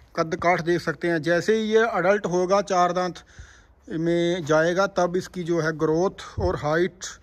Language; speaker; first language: Hindi; non-native, local second language; Punjabi